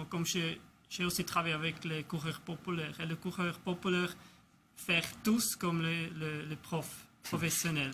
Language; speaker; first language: French; non-native, local second language; German